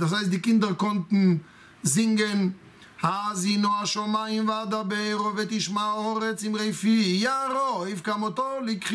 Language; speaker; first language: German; non-native, fluent; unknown